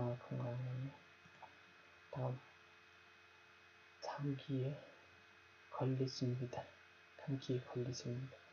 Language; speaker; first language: Korean; non-native, learner; Nepali